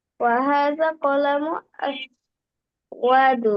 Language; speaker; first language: Arabic; non-native, learner; Bangla